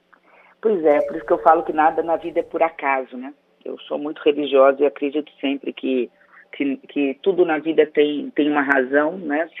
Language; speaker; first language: Portuguese; native; Portuguese